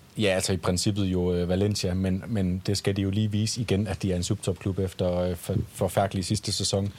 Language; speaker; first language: Danish; native; Danish